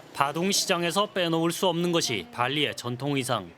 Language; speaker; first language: Korean; native; Korean